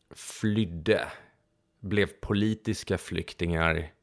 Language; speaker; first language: Swedish; early bilingual, other home language; Hungarian